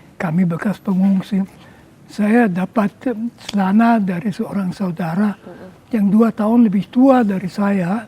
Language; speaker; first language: Indonesian; non-native, fluent; German